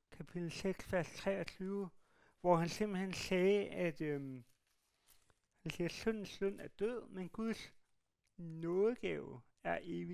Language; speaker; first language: Danish; native; Danish